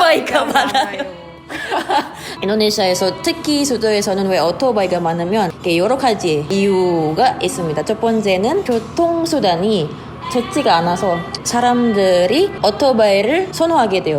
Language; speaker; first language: Korean; non-native, fluent; Indonesian